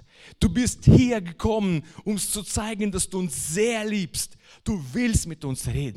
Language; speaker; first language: German; non-native, fluent; Russian